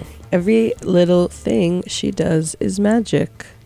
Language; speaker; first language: English; native; English